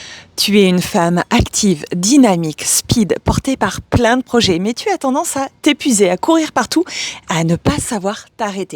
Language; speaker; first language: French; native; French